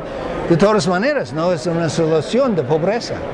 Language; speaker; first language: Spanish; non-native, fluent; English